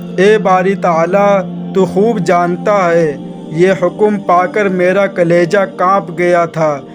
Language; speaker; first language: Urdu; native; Urdu